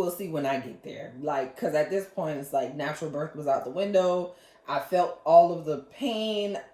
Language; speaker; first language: English; native; English